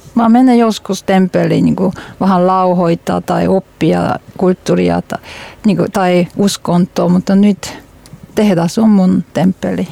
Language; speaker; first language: Finnish; non-native, learner; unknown